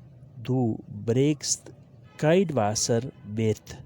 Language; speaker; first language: German; non-native, learner; Urdu